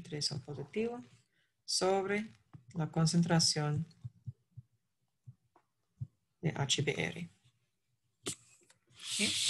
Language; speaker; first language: Spanish; non-native, fluent; English